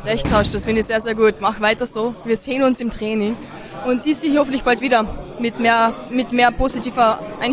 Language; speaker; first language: German; native; German